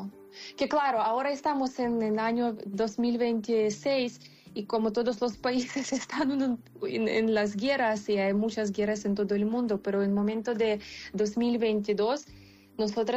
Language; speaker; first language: Spanish; non-native, fluent; Ukrainian